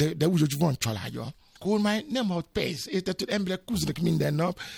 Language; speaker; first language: Hungarian; non-native, learner; Yoruba